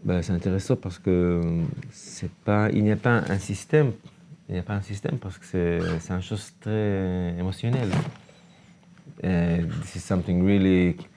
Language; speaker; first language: French; non-native, learner; Hebrew